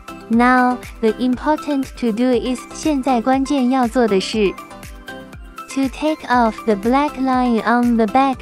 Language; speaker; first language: English; non-native, learner; Chinese